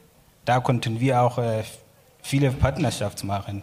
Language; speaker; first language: German; non-native, learner; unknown